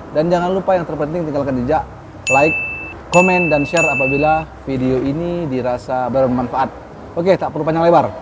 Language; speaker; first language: Indonesian; native; Indonesian